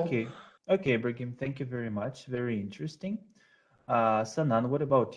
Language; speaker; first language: English; non-native, fluent; Russian